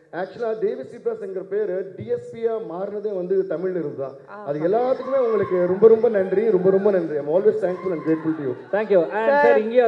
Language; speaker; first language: Tamil; non-native, local second language; Telugu